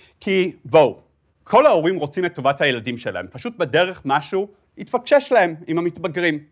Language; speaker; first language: Hebrew; native; Hebrew